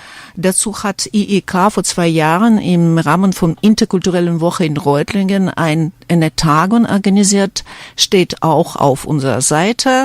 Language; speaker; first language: German; non-native, fluent; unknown